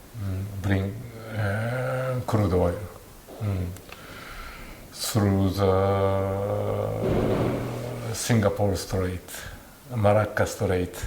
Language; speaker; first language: English; non-native, learner; Japanese